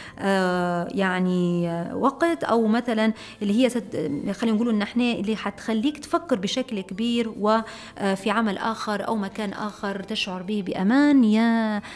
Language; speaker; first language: Arabic; native; Arabic